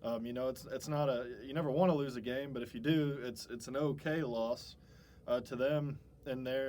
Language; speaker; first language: English; native; English